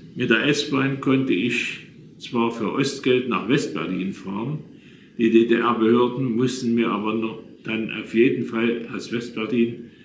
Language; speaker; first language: German; native; German